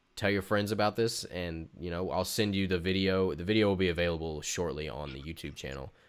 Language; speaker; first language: English; native; English